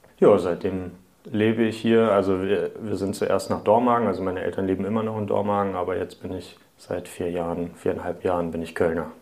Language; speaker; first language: German; early bilingual, other home language; Hungarian